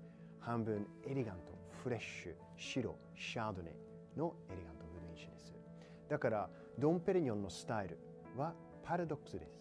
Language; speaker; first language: Japanese; non-native, fluent; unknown